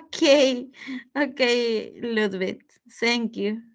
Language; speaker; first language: English; non-native, fluent; Spanish